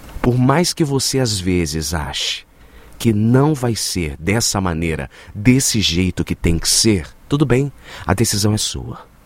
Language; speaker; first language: Portuguese; native; Portuguese